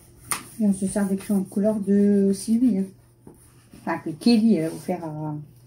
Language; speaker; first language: French; native; French